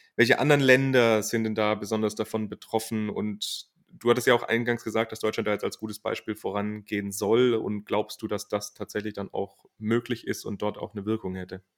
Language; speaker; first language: German; native; German